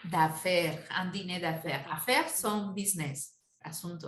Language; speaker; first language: French; non-native, fluent; Spanish